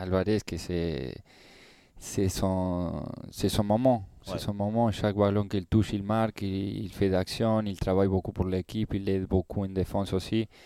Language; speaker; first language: French; non-native, learner; Spanish